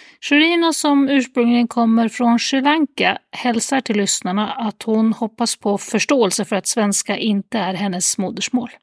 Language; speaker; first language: Swedish; native; Swedish